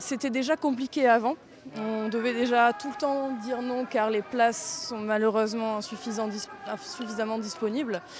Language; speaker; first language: French; native; French